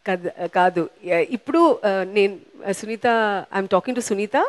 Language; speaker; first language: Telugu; non-native, local second language; Tamil